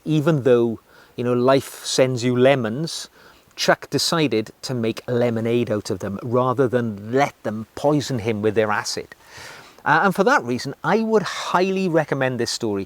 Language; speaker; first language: English; native; English